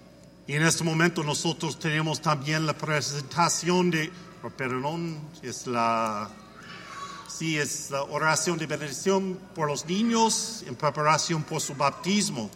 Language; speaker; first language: Spanish; non-native, learner; English